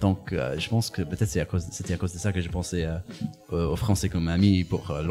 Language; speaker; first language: French; non-native, fluent; English